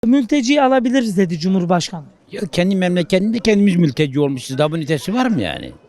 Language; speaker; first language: Turkish; non-native, local second language; Kurdish